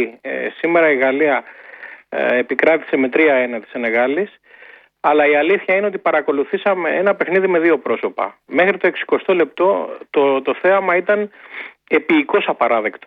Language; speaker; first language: Greek; native; Greek